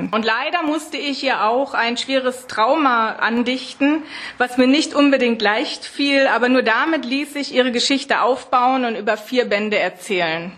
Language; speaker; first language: German; native; German